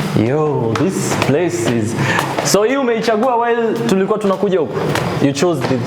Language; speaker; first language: Swahili; native; Swahili